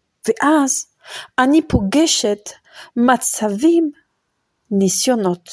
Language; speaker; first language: Hebrew; non-native, fluent; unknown